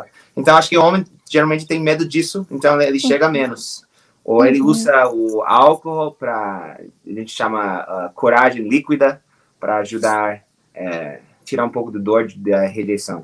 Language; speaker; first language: Portuguese; non-native, fluent; English